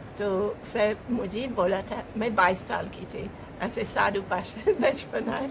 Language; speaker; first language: Hindi; non-native, fluent; English